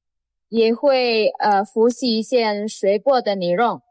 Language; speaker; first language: Chinese; non-native, fluent; Indonesian